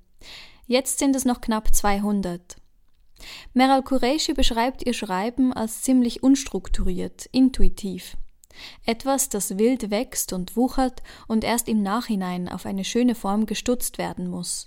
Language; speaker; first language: German; native; German